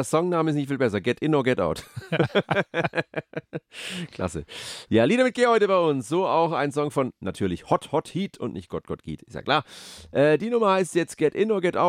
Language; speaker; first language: German; native; German